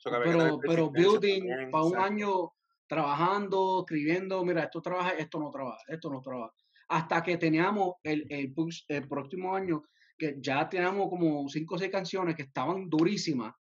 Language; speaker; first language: Spanish; early bilingual, heritage; Spanish